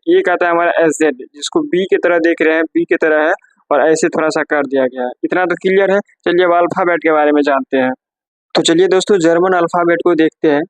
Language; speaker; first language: Hindi; native; Hindi